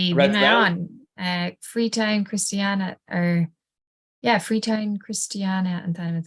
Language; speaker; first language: Irish; non-native, local second language; English